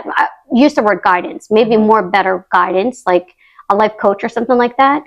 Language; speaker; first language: English; native; English